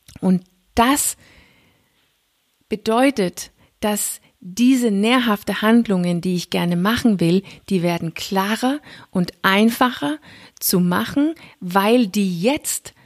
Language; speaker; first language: German; non-native, fluent; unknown